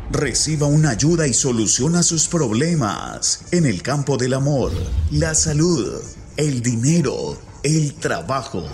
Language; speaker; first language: Spanish; native; Spanish